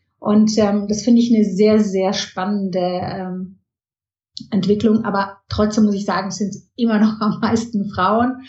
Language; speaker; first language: German; early bilingual, heritage; German